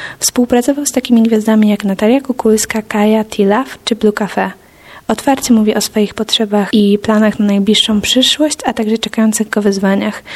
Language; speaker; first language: Polish; native; Polish